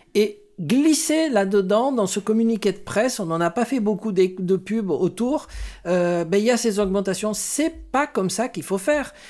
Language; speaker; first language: French; non-native, fluent; Spanish